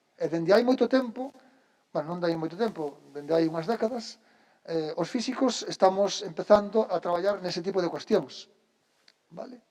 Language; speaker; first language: Galician; native; Galician